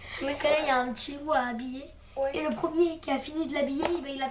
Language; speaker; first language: French; native; French